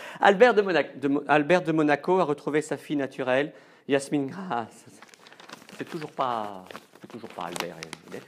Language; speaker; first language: French; native; French